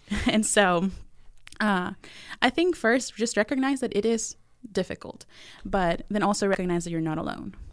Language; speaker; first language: English; early bilingual, other home language; Spanish